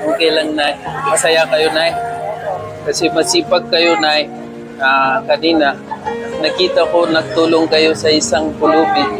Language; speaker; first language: Filipino; non-native, learner; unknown